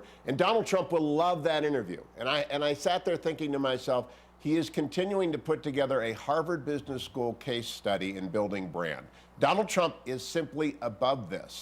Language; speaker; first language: English; native; English